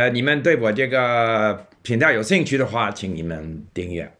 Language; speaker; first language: Chinese; non-native, fluent; English